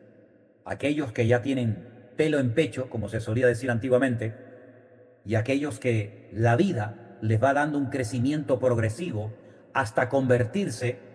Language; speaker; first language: Spanish; native; Spanish